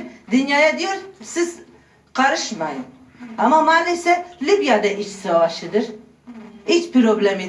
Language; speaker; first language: Turkish; non-native, local second language; Kurdish